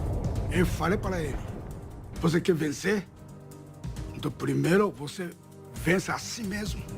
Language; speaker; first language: Portuguese; non-native, learner; Japanese